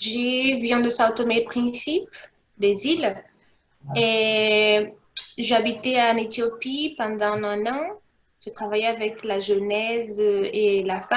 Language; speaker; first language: French; non-native, local second language; Portuguese